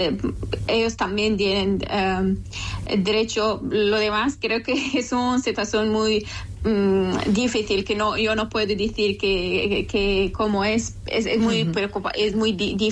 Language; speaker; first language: Spanish; non-native, local second language; Persian